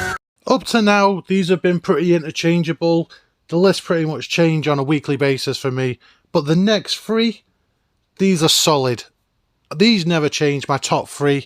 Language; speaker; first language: English; native; English